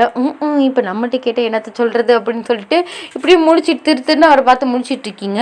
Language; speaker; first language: Tamil; native; Tamil